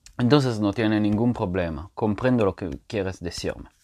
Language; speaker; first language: Spanish; non-native, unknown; French